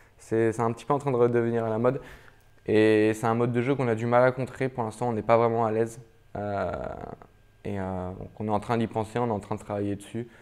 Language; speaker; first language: French; native; French